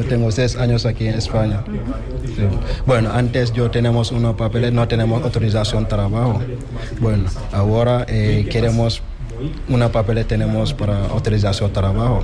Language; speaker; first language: Spanish; non-native, learner; Wolof